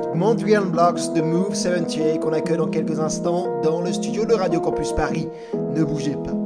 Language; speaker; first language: French; native; French